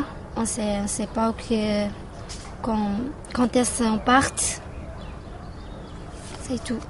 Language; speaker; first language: French; non-native, local second language; Arabic